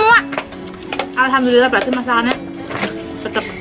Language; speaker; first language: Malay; non-native, local second language; Javanese